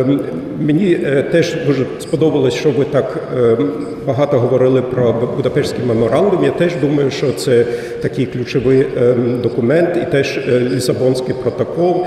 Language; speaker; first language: Ukrainian; non-native, fluent; German